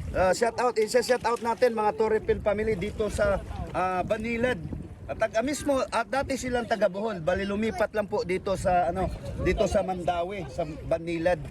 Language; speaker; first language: Filipino; non-native, local second language; Cebuano